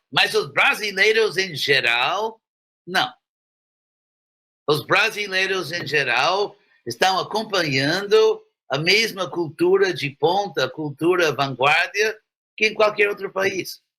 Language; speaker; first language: Portuguese; non-native, fluent; English